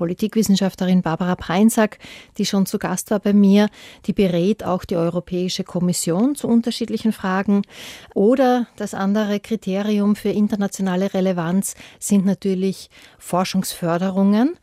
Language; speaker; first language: German; native; German